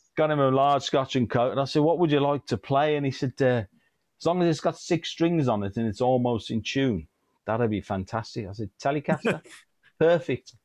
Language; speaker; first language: English; native; English